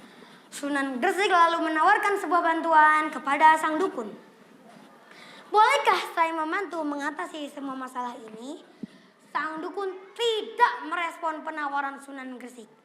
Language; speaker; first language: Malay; non-native, local second language; Javanese